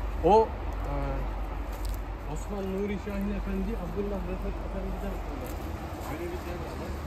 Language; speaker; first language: Turkish; native; Turkish